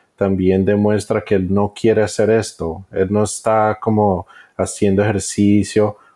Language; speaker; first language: Spanish; early bilingual, heritage; Spanish